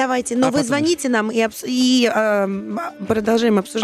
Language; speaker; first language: Russian; native; Russian